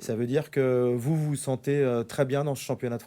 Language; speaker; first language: French; native; French